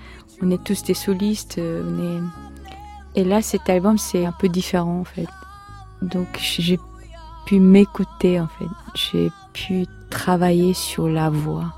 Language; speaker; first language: French; non-native, fluent; Korean